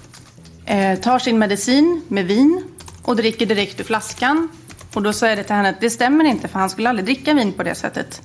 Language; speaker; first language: Swedish; native; Swedish